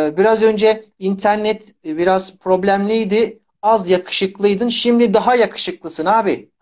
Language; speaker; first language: Turkish; native; Turkish